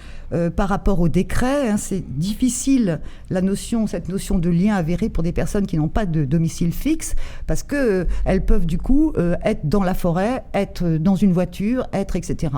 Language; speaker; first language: French; native; French